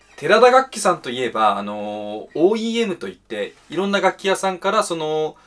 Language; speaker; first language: Japanese; native; Japanese